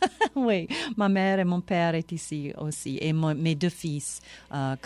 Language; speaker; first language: French; non-native, local second language; English